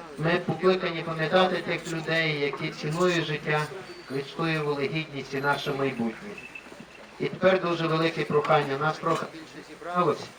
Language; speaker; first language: Ukrainian; native; Ukrainian